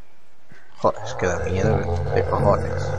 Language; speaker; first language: Spanish; native; Spanish